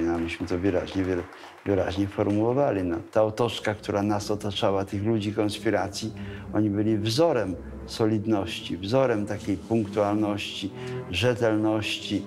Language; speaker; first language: Polish; native; Polish